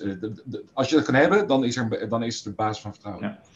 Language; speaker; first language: Dutch; native; Dutch